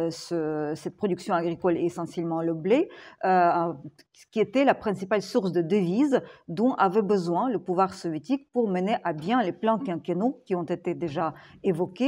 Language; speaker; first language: French; non-native, fluent; Ukrainian